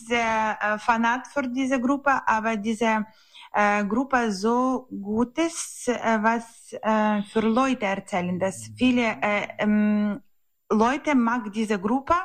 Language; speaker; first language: German; non-native, learner; Ukrainian